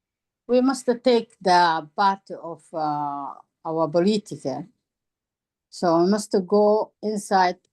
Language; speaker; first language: English; non-native, learner; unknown